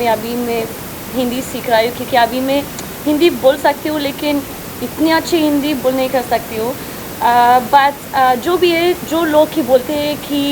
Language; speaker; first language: Hindi; non-native, learner; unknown